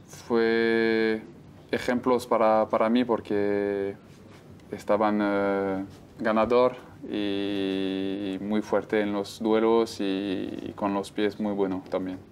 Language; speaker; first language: Spanish; non-native, fluent; French